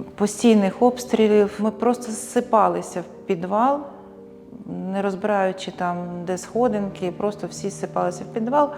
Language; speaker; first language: Ukrainian; native; Ukrainian